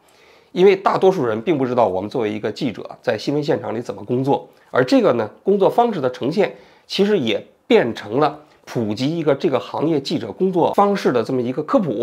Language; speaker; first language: Chinese; native; Chinese